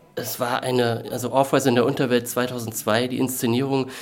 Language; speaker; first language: German; native; German